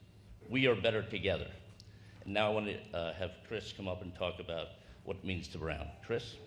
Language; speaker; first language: English; native; English